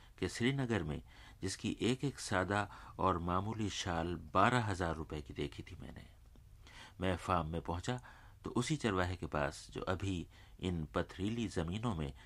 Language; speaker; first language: Urdu; native; Urdu